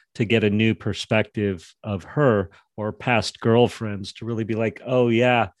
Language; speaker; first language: English; native; English